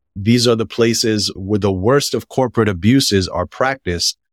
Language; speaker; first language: English; native; English